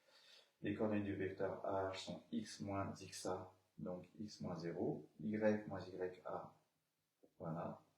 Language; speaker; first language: French; native; French